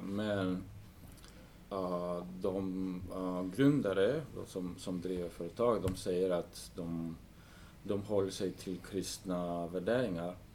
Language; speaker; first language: Swedish; non-native, fluent; English